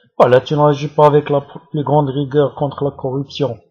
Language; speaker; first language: French; non-native, local second language; Arabic